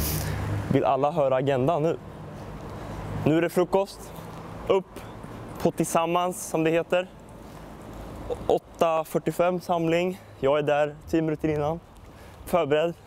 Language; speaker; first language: Swedish; native; Swedish